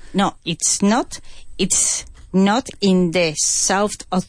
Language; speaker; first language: English; non-native, learner; Spanish